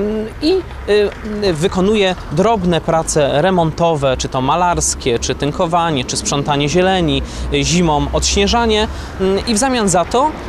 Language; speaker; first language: Polish; native; Polish